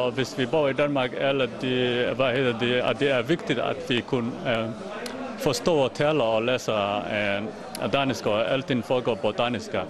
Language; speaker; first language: Danish; non-native, fluent; Somali